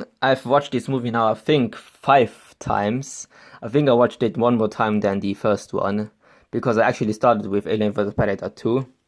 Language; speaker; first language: English; non-native, fluent; German